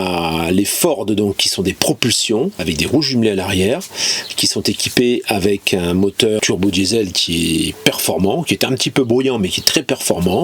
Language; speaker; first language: French; native; French